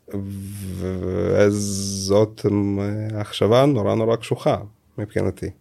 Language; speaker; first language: Hebrew; early bilingual, other home language; Russian